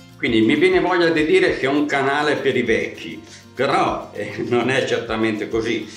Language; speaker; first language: Italian; native; Italian